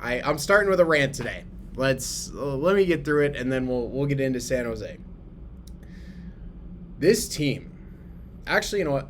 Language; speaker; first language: English; native; English